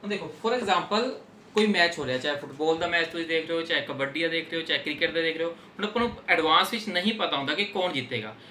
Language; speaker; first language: Hindi; non-native, local second language; Punjabi